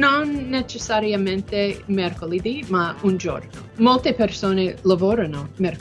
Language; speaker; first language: Italian; non-native, learner; English